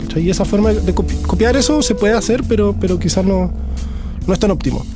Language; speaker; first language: Spanish; native; Spanish